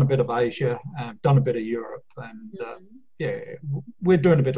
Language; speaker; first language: English; native; English